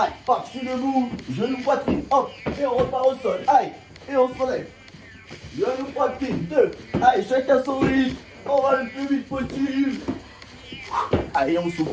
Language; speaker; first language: French; native; French